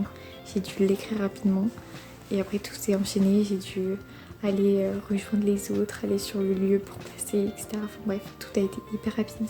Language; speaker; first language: French; native; French